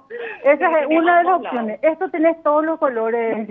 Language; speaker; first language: Spanish; native; Spanish